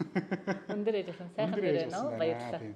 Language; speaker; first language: Mongolian; native; Mongolian